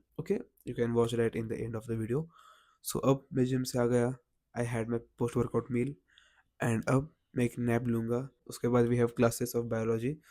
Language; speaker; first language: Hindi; non-native, local second language; Marathi